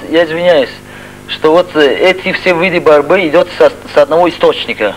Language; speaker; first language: Russian; non-native, local second language; Tajik